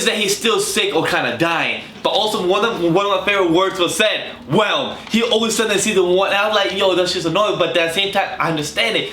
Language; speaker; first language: English; native; English